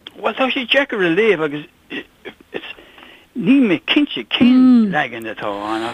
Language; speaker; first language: Irish; non-native, local second language; English